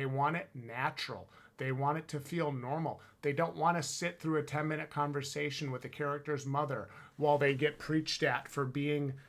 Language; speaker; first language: English; native; English